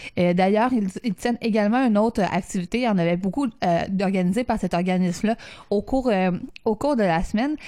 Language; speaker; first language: French; native; French